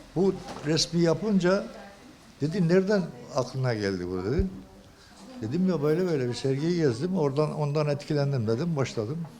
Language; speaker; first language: Turkish; non-native, local second language; Georgian